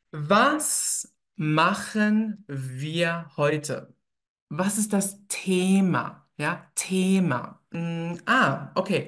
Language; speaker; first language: German; native; German